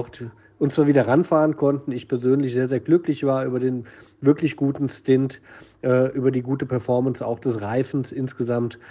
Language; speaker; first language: German; native; German